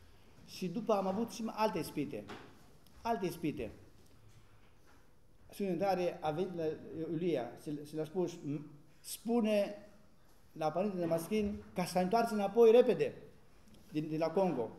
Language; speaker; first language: Romanian; non-native, learner; Greek